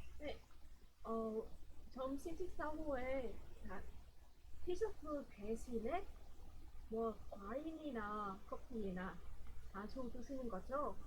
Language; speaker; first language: Korean; non-native, learner; Vietnamese